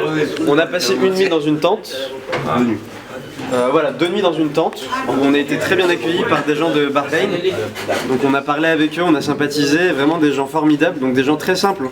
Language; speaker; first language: French; non-native, local second language; Gujarati